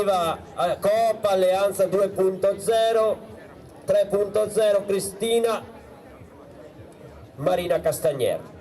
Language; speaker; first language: Italian; native; Italian